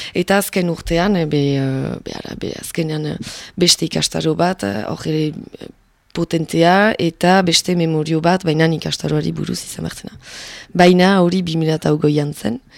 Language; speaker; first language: Basque; native; Basque